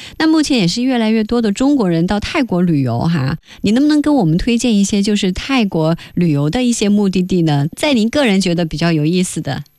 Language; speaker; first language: Chinese; native; Chinese